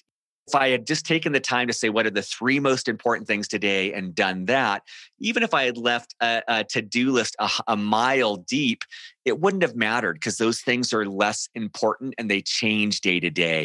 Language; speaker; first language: English; native; English